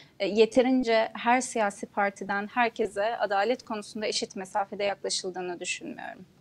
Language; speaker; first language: Turkish; non-native, local second language; Kurdish